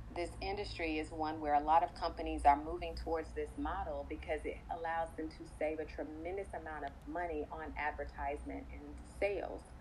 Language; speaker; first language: English; native; English